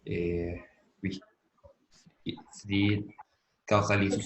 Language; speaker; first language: French; non-native, learner; Spanish